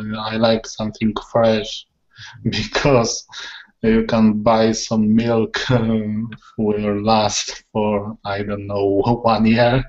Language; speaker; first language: English; non-native, learner; Polish